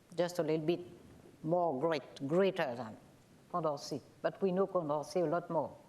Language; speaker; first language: English; non-native, learner; French